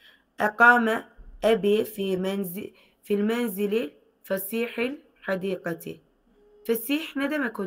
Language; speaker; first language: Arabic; non-native, learner; Turkish